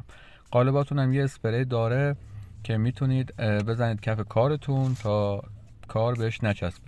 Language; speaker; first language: Persian; native; Persian